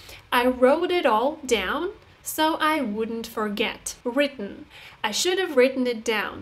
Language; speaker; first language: English; non-native, fluent; Russian